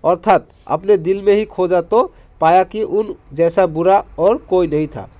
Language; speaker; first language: Hindi; non-native, local second language; Assamese